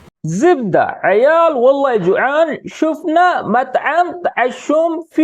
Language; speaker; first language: Arabic; non-native, fluent; Urdu